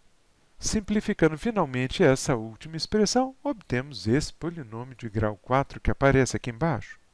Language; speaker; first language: Portuguese; native; Portuguese